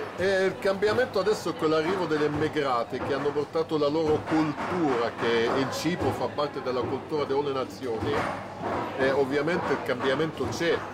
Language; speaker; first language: Italian; non-native, fluent; Arabic